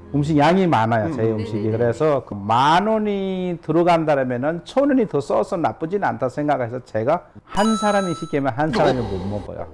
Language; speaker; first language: Korean; non-native, fluent; Nepali